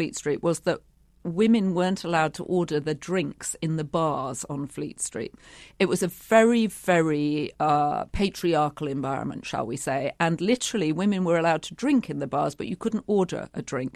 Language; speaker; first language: English; native; English